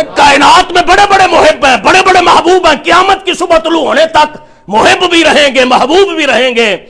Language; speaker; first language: Urdu; non-native, local second language; Punjabi